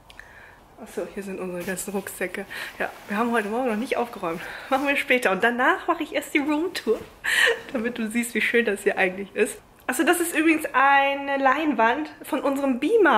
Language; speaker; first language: German; native; German